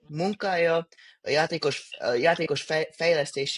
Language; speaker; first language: Hungarian; early bilingual, heritage; English